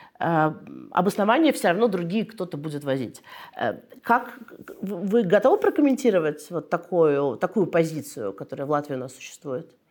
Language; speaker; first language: Russian; native; Russian